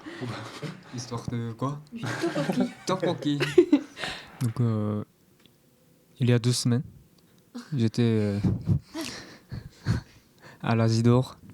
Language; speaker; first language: French; non-native, learner; Korean